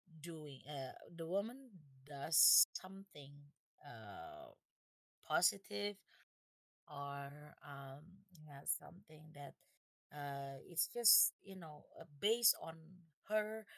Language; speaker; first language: English; non-native, fluent; Indonesian